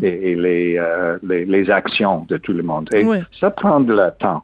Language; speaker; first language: French; non-native, learner; English